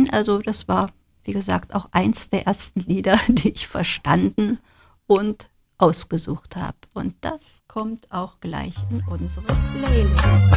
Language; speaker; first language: German; native; German